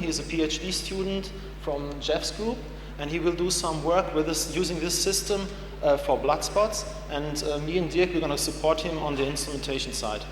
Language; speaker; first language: English; non-native, fluent; German